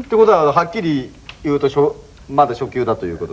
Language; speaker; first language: Japanese; native; Japanese